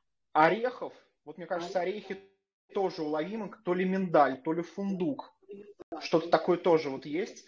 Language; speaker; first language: Russian; native; Russian